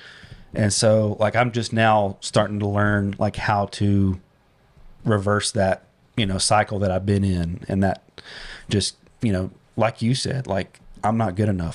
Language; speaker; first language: English; native; English